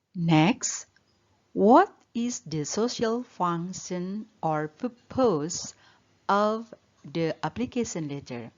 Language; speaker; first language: English; non-native, learner; Indonesian